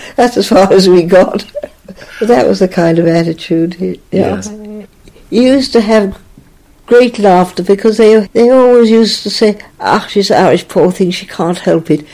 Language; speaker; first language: English; native; English